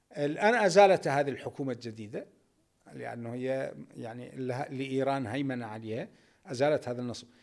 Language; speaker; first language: Arabic; native; Arabic